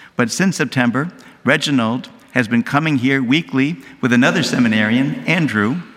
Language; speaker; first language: English; native; English